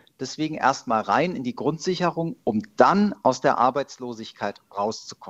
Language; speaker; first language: German; native; German